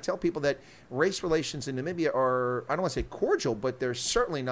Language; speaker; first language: English; native; English